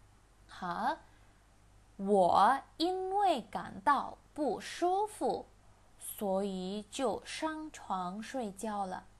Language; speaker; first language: Chinese; non-native, fluent; Indonesian